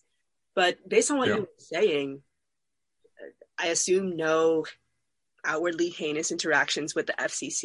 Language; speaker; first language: English; native; English